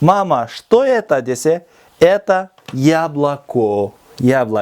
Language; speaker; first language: Russian; non-native, fluent; Kyrgyz